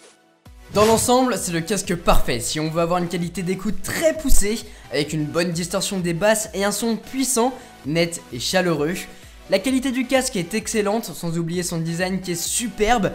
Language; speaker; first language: French; native; French